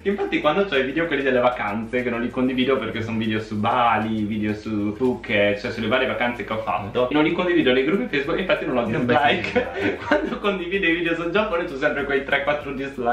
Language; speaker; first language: Italian; native; Italian